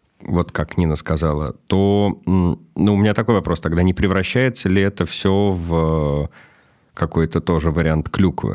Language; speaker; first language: Russian; native; Russian